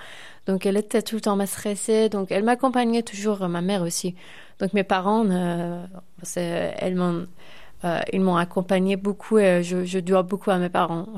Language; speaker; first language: French; non-native, fluent; Persian